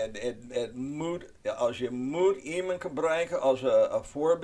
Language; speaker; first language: Dutch; non-native, fluent; English